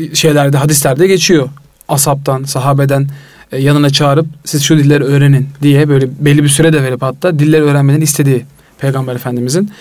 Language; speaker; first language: Turkish; native; Turkish